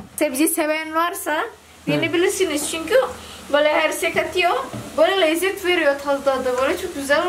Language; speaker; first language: Turkish; non-native, learner; Indonesian